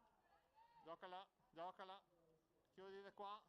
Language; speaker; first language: Italian; native; Italian